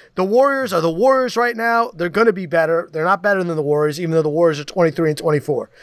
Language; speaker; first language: English; native; English